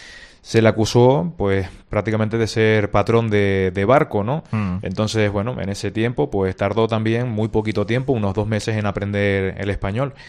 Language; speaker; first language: Spanish; native; Spanish